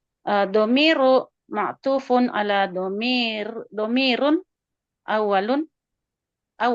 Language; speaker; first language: Arabic; non-native, learner; Indonesian